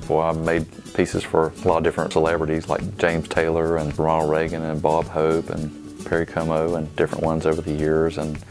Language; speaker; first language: English; native; English